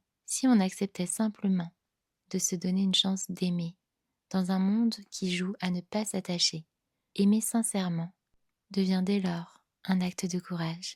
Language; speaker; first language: French; native; French